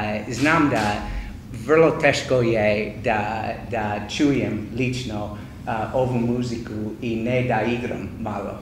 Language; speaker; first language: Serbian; non-native, learner; English